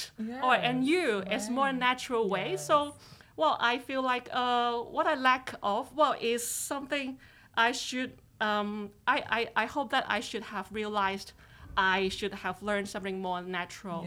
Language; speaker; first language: English; non-native, local second language; Cantonese